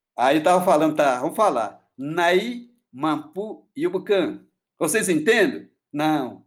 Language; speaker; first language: Portuguese; non-native, local second language; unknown